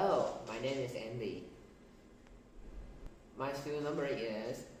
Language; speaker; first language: English; non-native, learner; Chinese